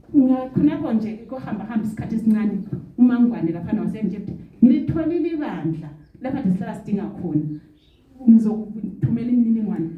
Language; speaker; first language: Zulu; non-native, local second language; Xhosa